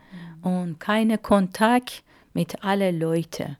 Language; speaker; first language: German; non-native, learner; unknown